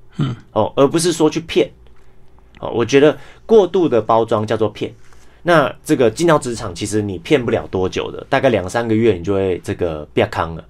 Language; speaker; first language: Chinese; non-native, local second language; English